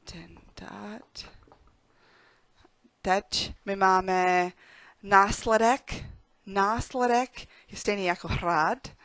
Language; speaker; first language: Czech; non-native, learner; English